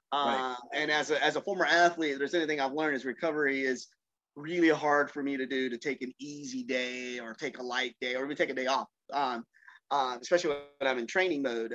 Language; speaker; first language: English; native; English